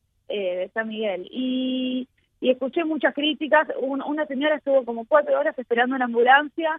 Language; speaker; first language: Spanish; native; Spanish